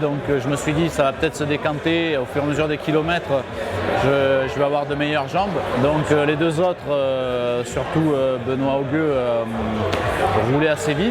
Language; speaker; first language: French; native; French